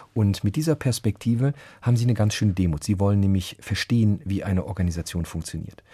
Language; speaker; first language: German; native; German